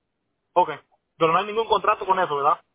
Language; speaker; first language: Spanish; native; Spanish